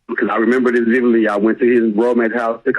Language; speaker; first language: English; native; English